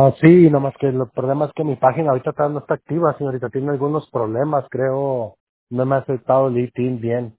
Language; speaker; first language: Spanish; native; Spanish